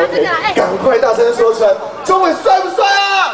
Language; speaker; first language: Chinese; native; Chinese